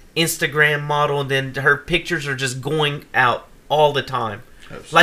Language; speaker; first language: English; native; English